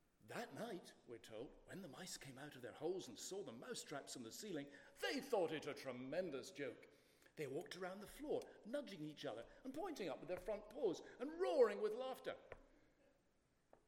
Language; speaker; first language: English; native; English